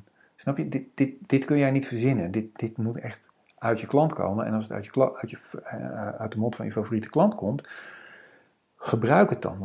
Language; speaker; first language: Dutch; native; Dutch